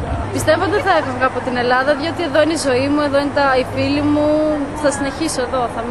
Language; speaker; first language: Greek; early bilingual, other home language; Albanian